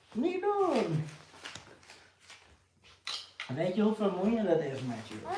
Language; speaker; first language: Dutch; non-native, fluent; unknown